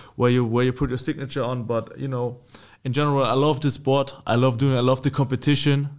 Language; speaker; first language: English; non-native, fluent; German